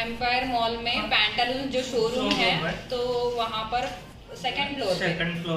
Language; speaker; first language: Hindi; native; Hindi